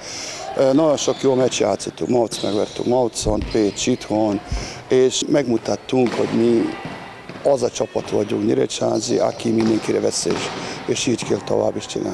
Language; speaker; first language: Hungarian; non-native, learner; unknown